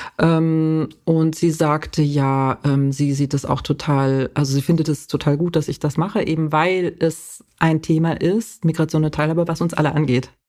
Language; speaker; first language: German; native; German